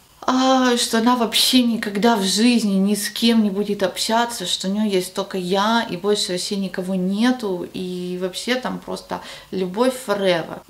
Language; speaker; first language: Russian; native; Russian